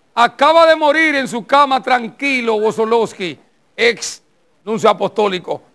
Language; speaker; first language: Spanish; native; Spanish